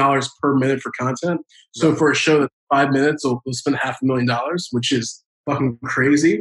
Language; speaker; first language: English; native; English